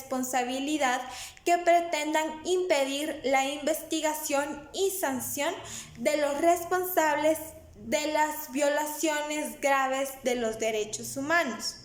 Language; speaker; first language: Spanish; native; Spanish